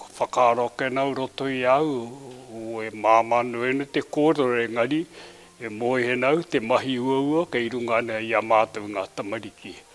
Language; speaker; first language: Māori; native; Māori